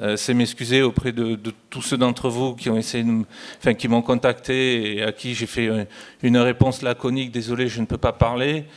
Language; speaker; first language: French; native; French